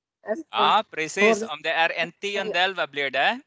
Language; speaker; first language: Swedish; non-native, fluent; Arabic